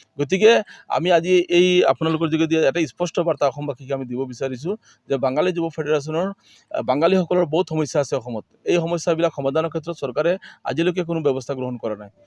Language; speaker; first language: Assamese; non-native, local second language; Bangla